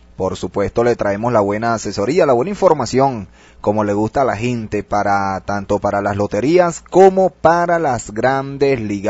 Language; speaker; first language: Spanish; native; Spanish